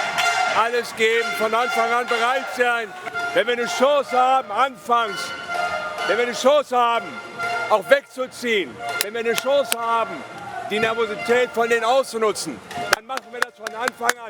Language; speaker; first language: German; native; German